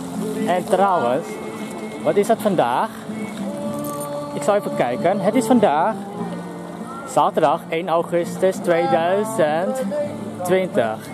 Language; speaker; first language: Dutch; non-native, local second language; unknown